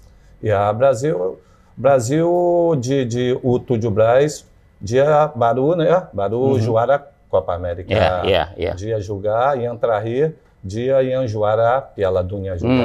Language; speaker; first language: Indonesian; non-native, fluent; Portuguese